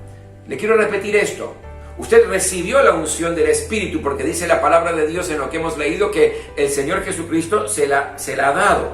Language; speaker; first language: Spanish; native; Spanish